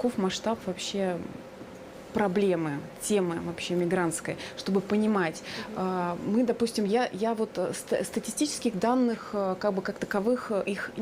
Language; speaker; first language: Russian; native; Russian